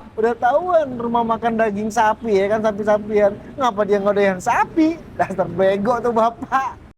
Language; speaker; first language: Indonesian; native; Indonesian